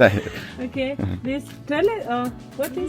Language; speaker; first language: English; non-native, learner; Russian